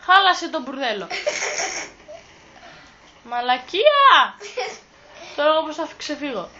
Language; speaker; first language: Greek; native; Greek